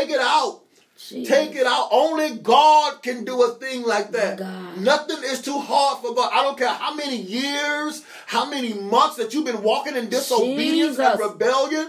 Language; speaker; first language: English; native; English